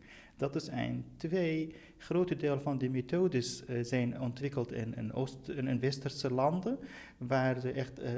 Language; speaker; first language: Dutch; non-native, fluent; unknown